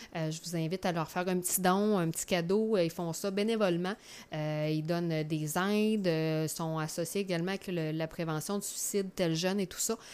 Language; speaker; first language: French; native; French